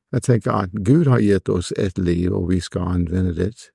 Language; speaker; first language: Swedish; non-native, fluent; English